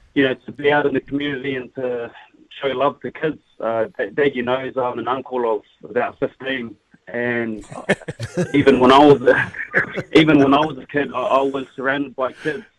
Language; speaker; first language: English; native; English